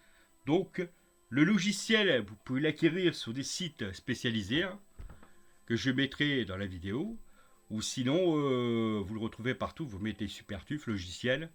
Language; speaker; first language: French; native; French